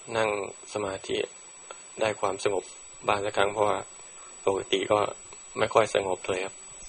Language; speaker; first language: Thai; native; Thai